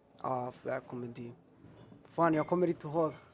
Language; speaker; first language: Swedish; early bilingual, other home language; Albanian